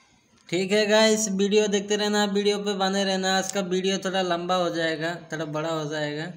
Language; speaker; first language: Hindi; non-native, local second language; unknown